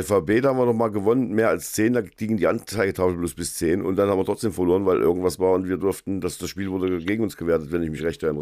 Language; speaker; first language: German; native; German